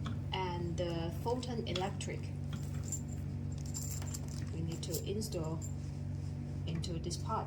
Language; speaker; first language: English; non-native, learner; Chinese